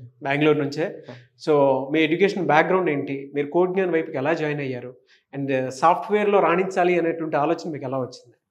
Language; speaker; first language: Telugu; native; Telugu